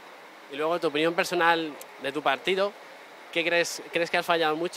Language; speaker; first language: Spanish; native; Spanish